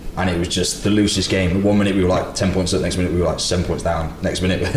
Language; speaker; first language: English; native; English